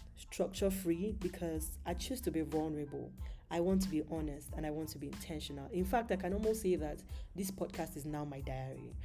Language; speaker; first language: English; non-native, local second language; Yoruba